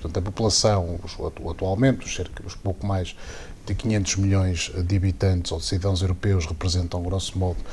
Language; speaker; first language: Portuguese; native; Portuguese